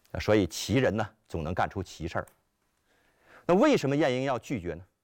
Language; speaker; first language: Chinese; native; Chinese